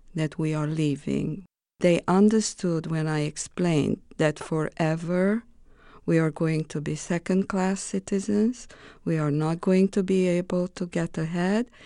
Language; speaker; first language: English; non-native, fluent; Romanian